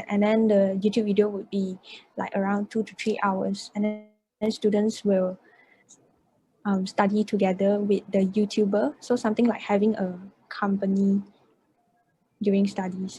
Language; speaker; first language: English; non-native, local second language; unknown